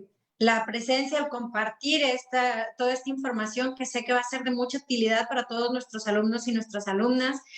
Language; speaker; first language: Spanish; native; Spanish